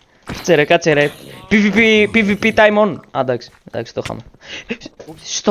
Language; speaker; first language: Greek; native; Greek